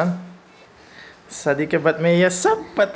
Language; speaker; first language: Hindi; non-native, local second language; Mizo